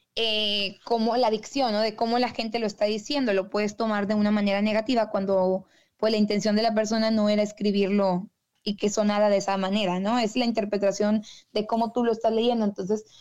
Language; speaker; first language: Spanish; native; Spanish